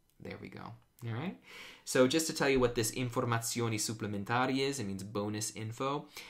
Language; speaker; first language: English; native; English